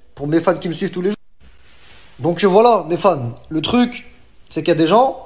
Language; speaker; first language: French; native; French